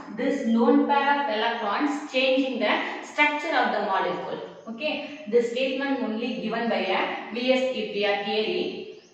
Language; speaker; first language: English; non-native, local second language; Tamil